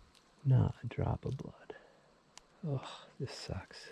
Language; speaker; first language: English; native; English